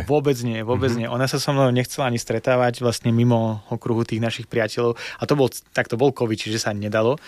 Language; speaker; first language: Slovak; early bilingual, other home language; Russian